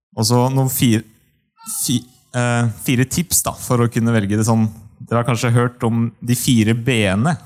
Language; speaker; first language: Norwegian; native; Norwegian